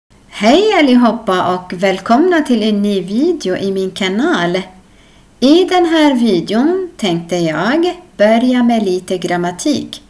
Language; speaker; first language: Swedish; non-native, fluent; Arabic